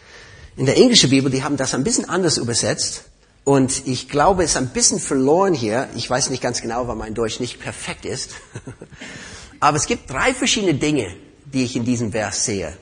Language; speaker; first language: German; non-native, fluent; English